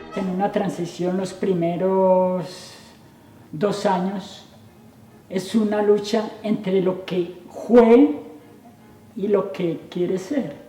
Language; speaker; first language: Spanish; native; Spanish